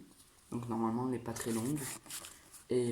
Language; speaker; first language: French; native; French